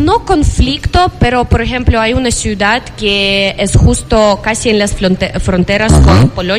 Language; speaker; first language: Spanish; non-native, fluent; Ukrainian